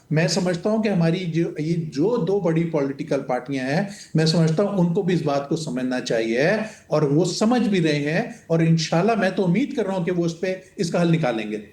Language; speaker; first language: Urdu; non-native, local second language; Punjabi